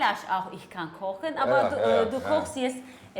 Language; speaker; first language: German; non-native, learner; Turkish